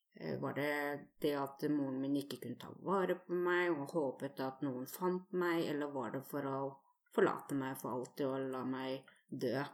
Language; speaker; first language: Norwegian; native; Norwegian